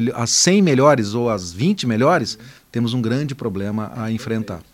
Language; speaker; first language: Portuguese; native; Portuguese